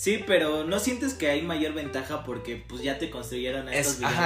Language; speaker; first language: Spanish; native; Spanish